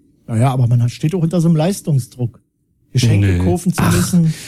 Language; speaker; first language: German; native; German